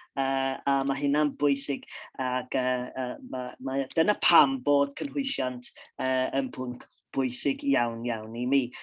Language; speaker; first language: Welsh; non-native, local second language; English